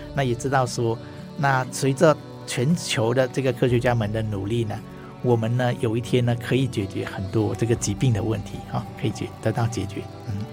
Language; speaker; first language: Chinese; non-native, local second language; Hakka Chinese